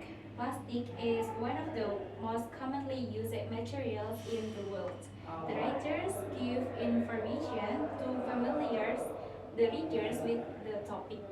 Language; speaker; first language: English; non-native, learner; Indonesian